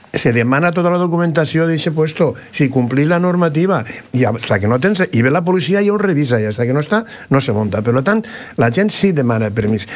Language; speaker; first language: Catalan; native; Catalan